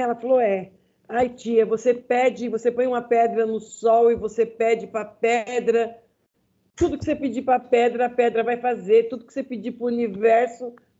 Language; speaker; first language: Portuguese; native; Portuguese